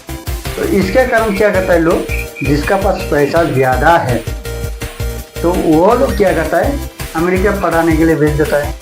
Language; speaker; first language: Hindi; non-native, local second language; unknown